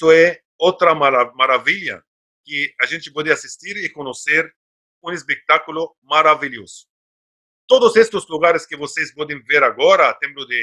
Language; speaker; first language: Portuguese; non-native, fluent; Arabic